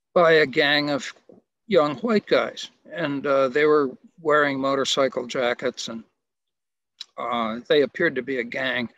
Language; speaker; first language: English; native; English